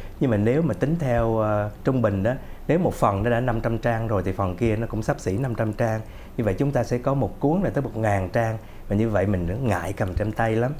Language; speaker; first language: Vietnamese; native; Vietnamese